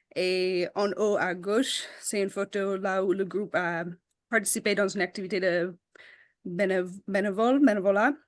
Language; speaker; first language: French; non-native, local second language; Wolof